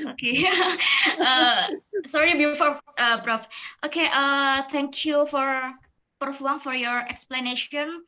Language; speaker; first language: English; non-native, learner; Indonesian